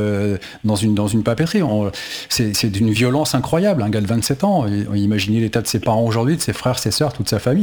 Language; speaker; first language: French; native; French